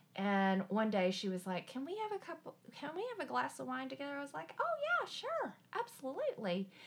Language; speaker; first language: English; native; English